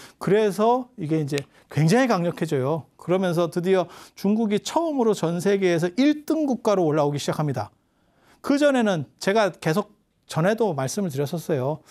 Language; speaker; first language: Korean; native; Korean